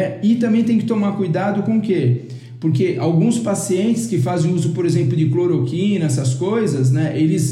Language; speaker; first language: Portuguese; native; Portuguese